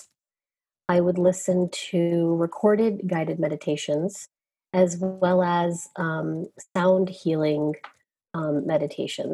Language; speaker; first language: English; native; English